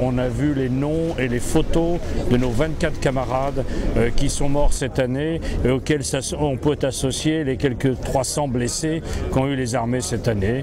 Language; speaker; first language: French; native; French